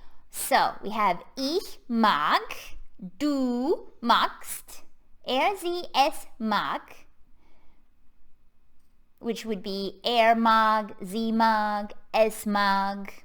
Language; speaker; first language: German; non-native, fluent; English